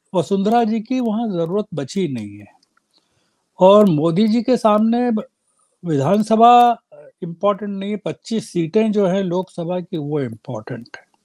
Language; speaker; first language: Hindi; native; Hindi